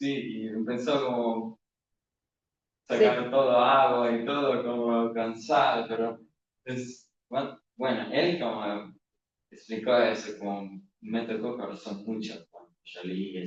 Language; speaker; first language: Spanish; non-native, learner; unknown